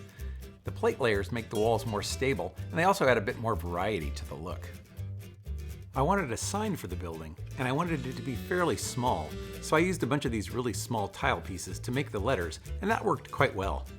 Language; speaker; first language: English; native; English